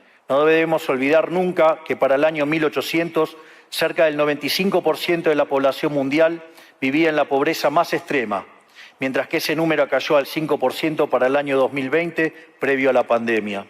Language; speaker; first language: Spanish; native; Spanish